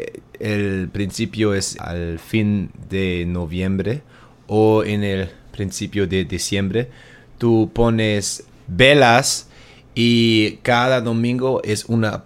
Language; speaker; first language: Spanish; non-native, learner; German